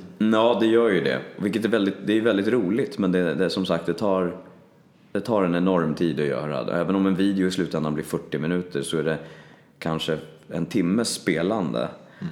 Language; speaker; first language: Swedish; native; Swedish